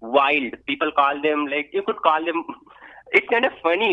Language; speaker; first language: English; non-native, local second language; Hindi